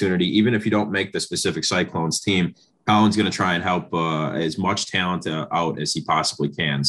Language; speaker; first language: English; native; English